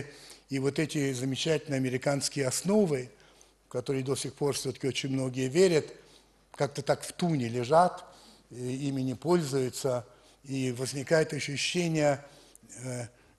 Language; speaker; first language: Russian; early bilingual, heritage; French